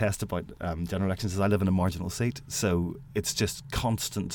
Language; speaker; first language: English; native; English